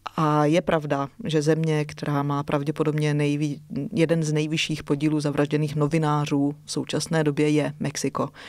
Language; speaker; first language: Czech; native; Czech